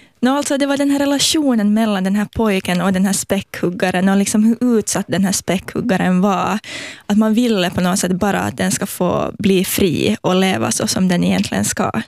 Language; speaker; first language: Swedish; native; Swedish